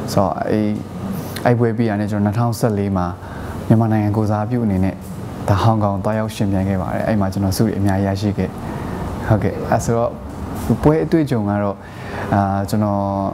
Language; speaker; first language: Burmese; native; Burmese